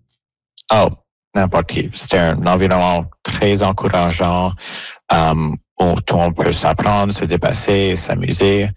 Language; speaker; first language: French; native; French